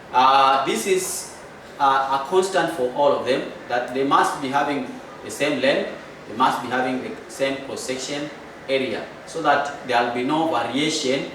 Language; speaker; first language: English; non-native, local second language; Swahili